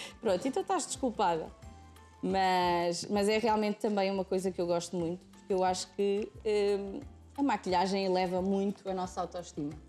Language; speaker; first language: Portuguese; native; Portuguese